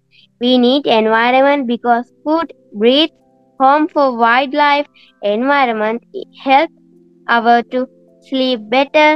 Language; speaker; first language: English; non-native, learner; Sinhala